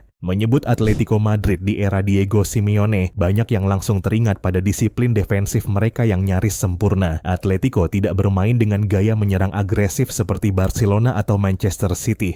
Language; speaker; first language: Indonesian; native; Indonesian